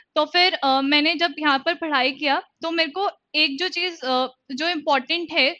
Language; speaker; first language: Hindi; native; Hindi